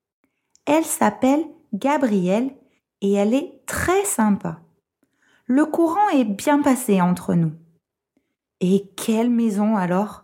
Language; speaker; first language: French; non-native, fluent; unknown